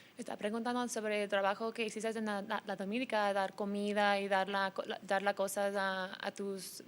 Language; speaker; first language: Spanish; early bilingual, heritage; English